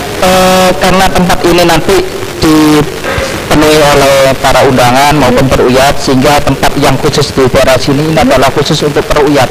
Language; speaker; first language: Indonesian; native; Indonesian